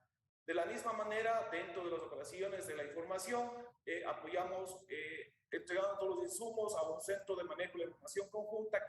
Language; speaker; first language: Spanish; native; Spanish